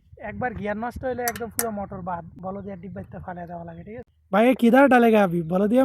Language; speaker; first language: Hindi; non-native, learner; Bangla